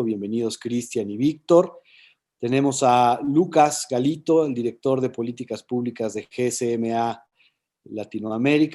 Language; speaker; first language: Spanish; native; Spanish